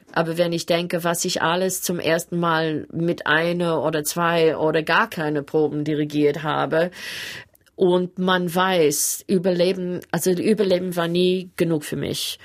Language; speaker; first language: German; non-native, fluent; English